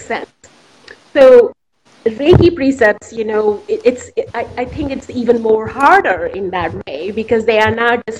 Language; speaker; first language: English; non-native, local second language; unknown